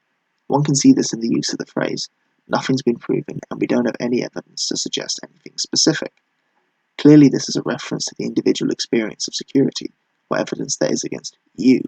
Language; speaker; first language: English; native; English